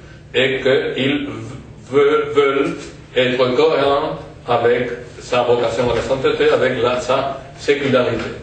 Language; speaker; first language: French; non-native, fluent; Spanish